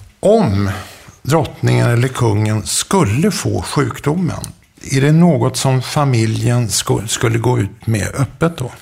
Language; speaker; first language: Swedish; native; Swedish